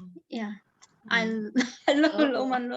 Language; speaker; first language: English; non-native, fluent; Korean